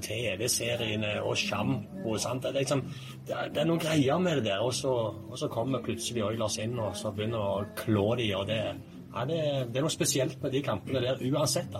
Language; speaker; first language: Norwegian; native; Norwegian